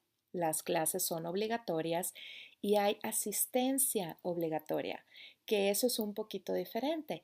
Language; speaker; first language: Spanish; native; Spanish